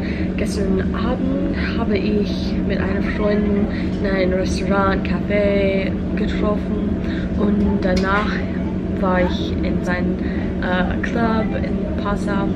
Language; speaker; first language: German; non-native, learner; English